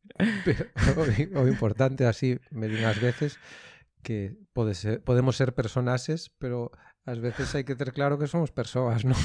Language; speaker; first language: Galician; non-native, local second language; Spanish